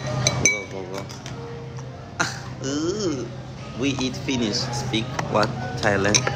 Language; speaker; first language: English; non-native, learner; Thai